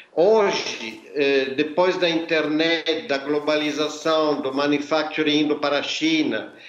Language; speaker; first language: Portuguese; non-native, fluent; Italian